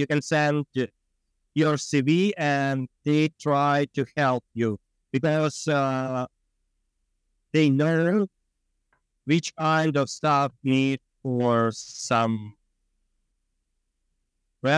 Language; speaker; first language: English; non-native, learner; Ukrainian